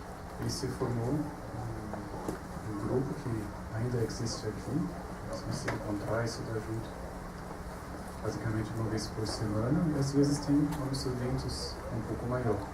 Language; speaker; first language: Portuguese; non-native, fluent; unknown